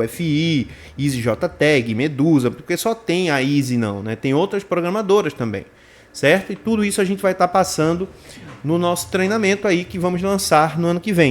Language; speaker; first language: Portuguese; native; Portuguese